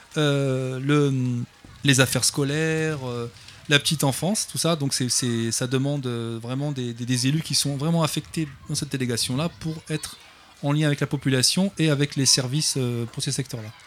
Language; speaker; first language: French; native; French